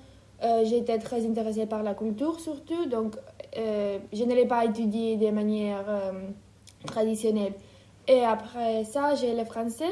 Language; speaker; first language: French; non-native, fluent; Ukrainian